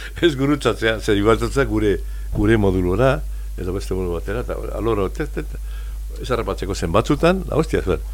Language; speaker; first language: Basque; native; Basque